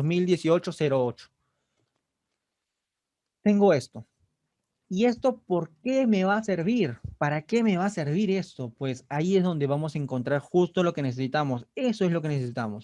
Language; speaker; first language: Spanish; native; Spanish